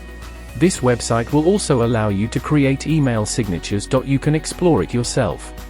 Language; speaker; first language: English; non-native, local second language; Hindi